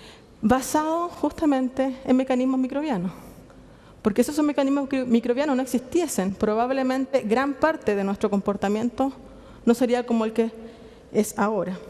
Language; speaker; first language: Spanish; native; Spanish